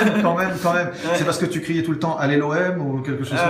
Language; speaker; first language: French; native; French